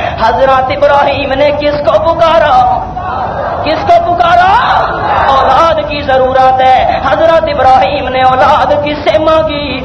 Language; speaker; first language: Urdu; non-native, local second language; Punjabi